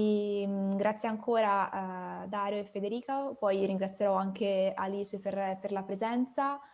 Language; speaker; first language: Italian; native; Italian